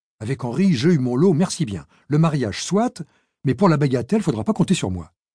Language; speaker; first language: French; native; French